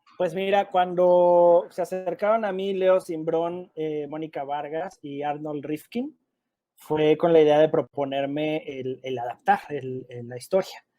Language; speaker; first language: Spanish; native; Spanish